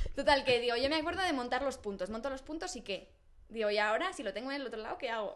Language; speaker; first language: Spanish; native; Spanish